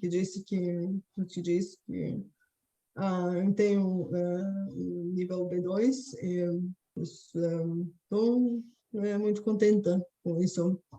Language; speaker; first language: Portuguese; non-native, fluent; Bulgarian